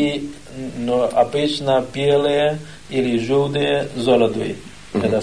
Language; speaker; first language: Russian; non-native, learner; Chinese